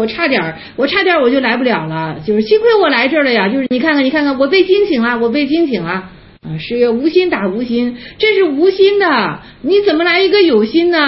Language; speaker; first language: Chinese; native; Chinese